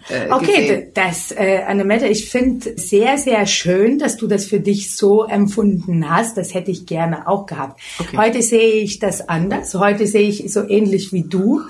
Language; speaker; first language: German; non-native, fluent; Lithuanian